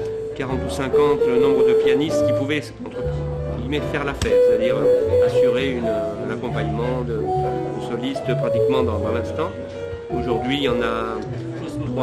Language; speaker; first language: French; native; French